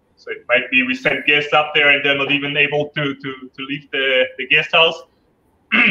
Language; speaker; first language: English; non-native, fluent; German